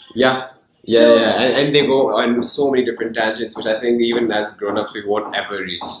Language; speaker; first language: English; non-native, local second language; Urdu